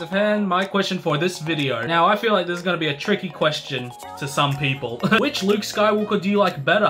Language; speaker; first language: English; native; English